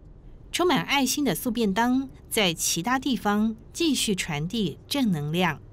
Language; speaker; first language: Chinese; native; Chinese